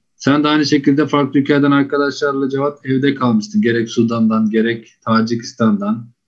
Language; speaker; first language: Turkish; native; Turkish